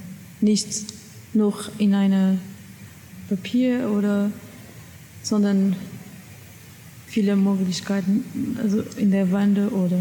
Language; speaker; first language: German; non-native, learner; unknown